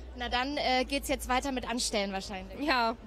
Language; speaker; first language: German; native; German